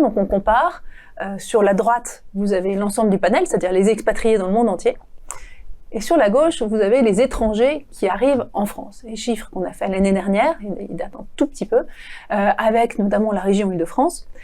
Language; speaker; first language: French; native; French